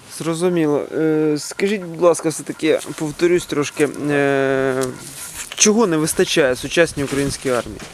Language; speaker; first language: Ukrainian; native; Ukrainian